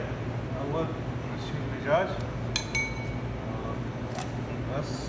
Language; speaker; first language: Arabic; non-native, learner; Urdu